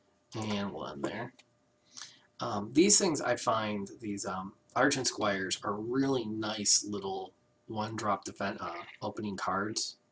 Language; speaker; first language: English; native; English